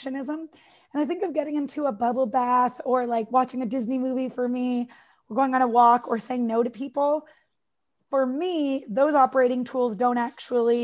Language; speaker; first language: English; native; English